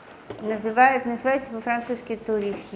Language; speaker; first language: Russian; native; Russian